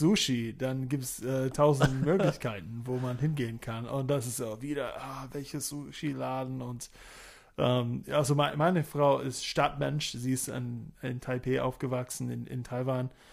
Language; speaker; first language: German; non-native, fluent; English